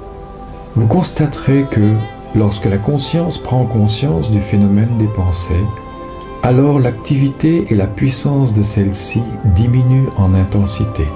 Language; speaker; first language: French; native; French